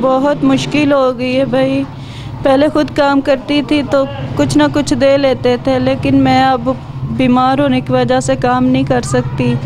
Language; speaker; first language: Urdu; non-native, local second language; Punjabi